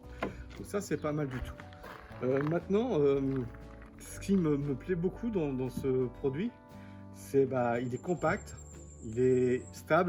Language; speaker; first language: French; native; French